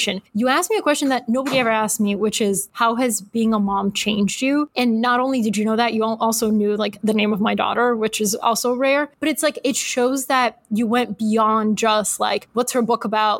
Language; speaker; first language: English; native; English